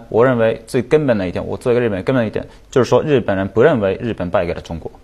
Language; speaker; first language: Chinese; non-native, fluent; Japanese